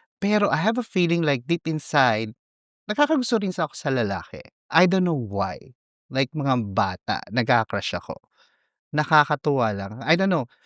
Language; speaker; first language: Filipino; native; Filipino